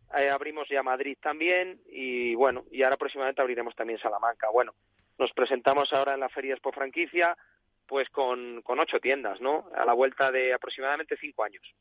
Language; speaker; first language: Spanish; native; Spanish